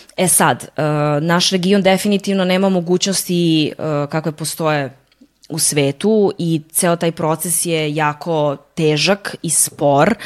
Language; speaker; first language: Serbian; early bilingual, heritage; Serbian